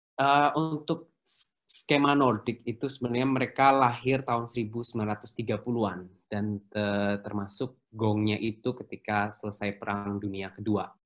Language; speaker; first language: Indonesian; native; Indonesian